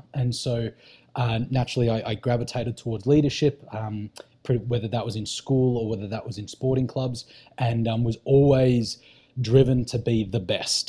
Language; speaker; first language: English; native; English